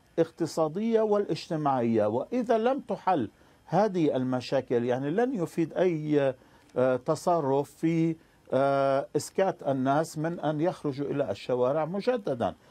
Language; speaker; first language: Arabic; non-native, fluent; Persian